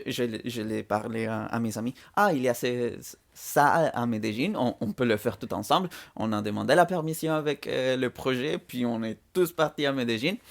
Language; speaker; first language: French; non-native, fluent; Spanish